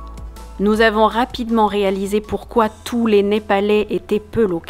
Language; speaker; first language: French; native; French